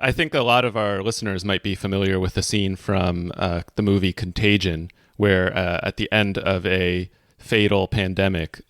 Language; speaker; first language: English; native; English